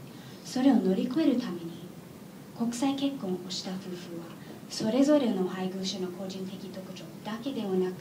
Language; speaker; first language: Japanese; non-native, learner; English